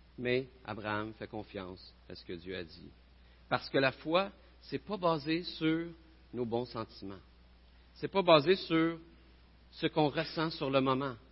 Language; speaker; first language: French; native; French